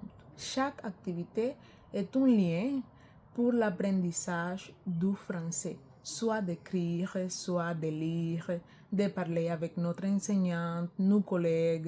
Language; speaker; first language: French; non-native, learner; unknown